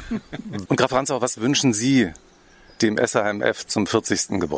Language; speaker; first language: German; native; German